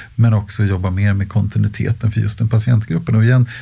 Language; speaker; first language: Swedish; native; Swedish